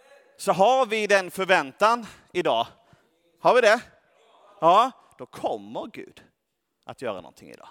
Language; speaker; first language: Swedish; native; Swedish